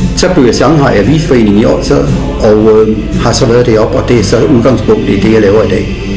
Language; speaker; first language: Danish; native; Danish